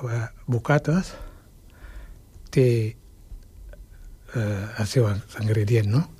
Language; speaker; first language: Catalan; non-native, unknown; Wolof